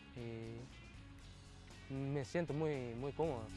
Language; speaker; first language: Spanish; non-native, fluent; Japanese